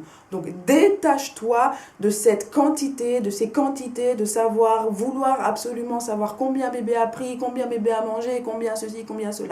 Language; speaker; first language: French; native; French